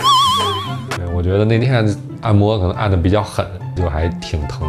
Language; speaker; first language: Chinese; native; Chinese